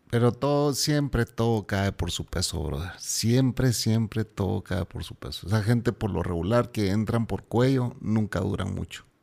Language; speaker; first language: Spanish; native; Spanish